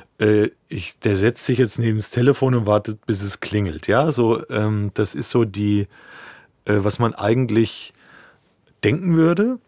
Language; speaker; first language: German; native; German